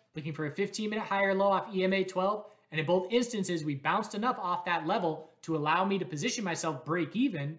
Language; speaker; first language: English; native; English